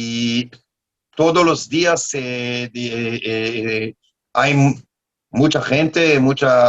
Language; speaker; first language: Spanish; non-native, learner; Hebrew